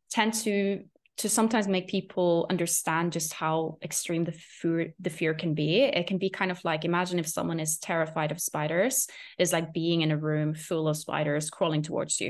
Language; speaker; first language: English; non-native, fluent; Norwegian